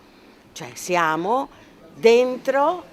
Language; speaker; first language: Italian; native; Italian